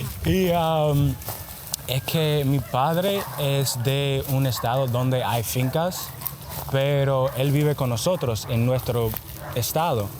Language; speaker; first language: Spanish; non-native, learner; English